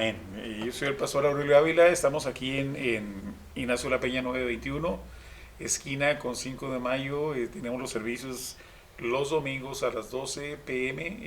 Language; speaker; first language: Spanish; native; Spanish